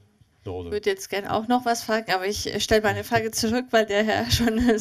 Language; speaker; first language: German; native; German